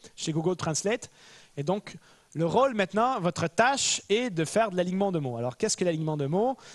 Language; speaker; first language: French; native; French